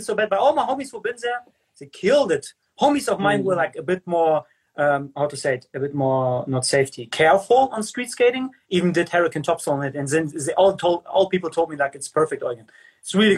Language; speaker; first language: English; non-native, fluent; German